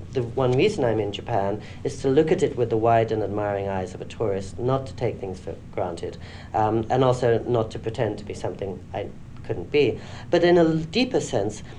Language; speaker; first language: English; native; English